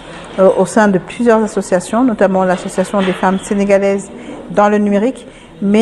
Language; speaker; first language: French; non-native, local second language; Wolof